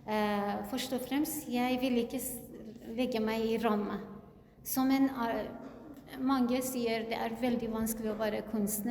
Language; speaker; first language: Norwegian; non-native, learner; Kurdish